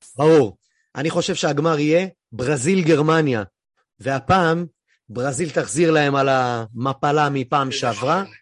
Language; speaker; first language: Hebrew; native; Hebrew